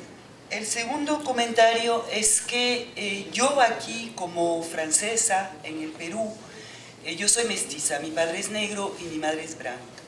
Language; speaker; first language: Spanish; non-native, fluent; French